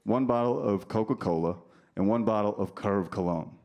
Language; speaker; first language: English; native; English